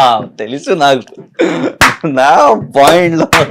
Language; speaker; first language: Telugu; non-native, learner; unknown